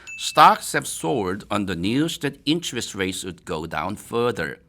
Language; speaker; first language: English; non-native, fluent; Korean